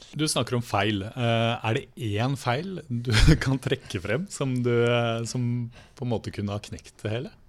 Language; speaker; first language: Norwegian; native; Norwegian